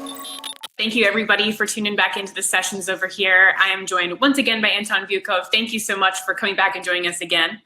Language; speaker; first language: English; native; English